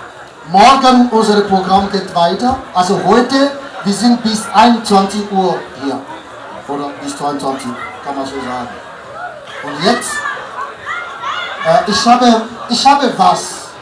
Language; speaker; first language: German; non-native, learner; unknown